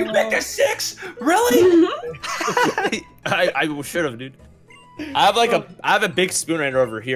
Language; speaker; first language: English; native; English